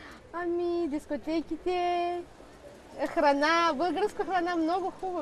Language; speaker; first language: Bulgarian; non-native, learner; Hausa